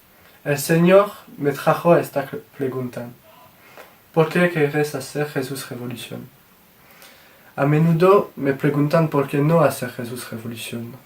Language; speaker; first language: Spanish; non-native, learner; French